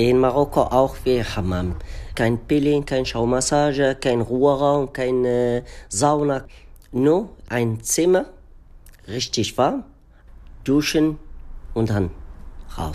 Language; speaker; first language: German; non-native, learner; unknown